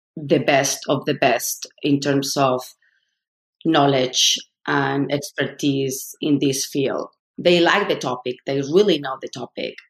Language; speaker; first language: English; non-native, fluent; Spanish